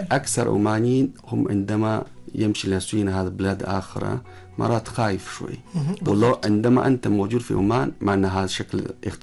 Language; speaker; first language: Arabic; non-native, learner; Chinese